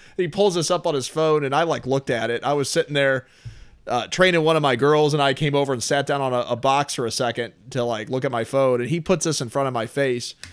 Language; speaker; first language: English; native; English